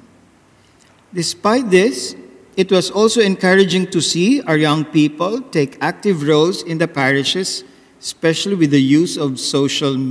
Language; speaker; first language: English; non-native, local second language; Bikol